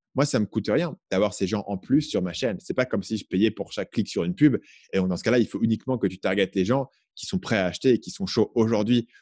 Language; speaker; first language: French; native; French